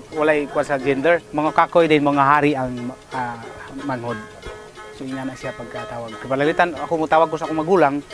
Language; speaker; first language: Cebuano; non-native, local second language; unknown